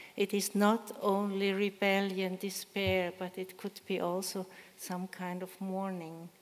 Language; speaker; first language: English; non-native, fluent; German